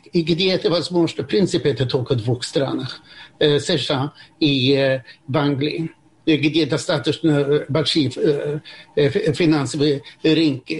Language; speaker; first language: Russian; non-native, fluent; Swedish